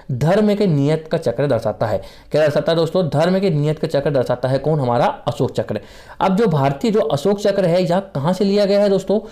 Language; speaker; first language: Hindi; native; Hindi